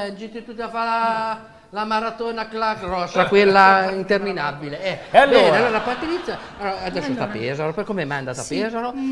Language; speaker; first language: Italian; native; Italian